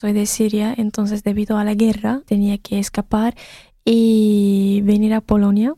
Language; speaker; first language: Spanish; non-native, fluent; Arabic